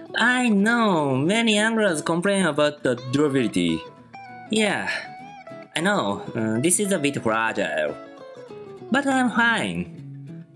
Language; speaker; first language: English; non-native, fluent; Japanese